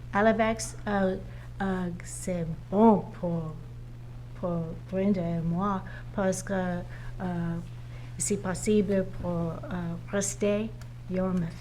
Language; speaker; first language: French; non-native, learner; English